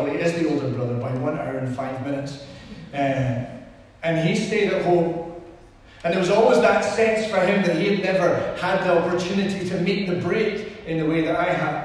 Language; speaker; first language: English; native; English